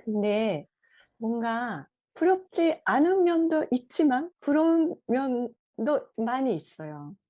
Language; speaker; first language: Korean; non-native, fluent; Japanese